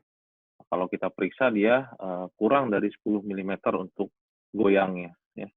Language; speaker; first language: Indonesian; native; Indonesian